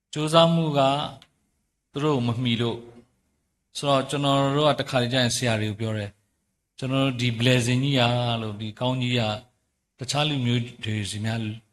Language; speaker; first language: Burmese; non-native, local second language; S'gaw Karen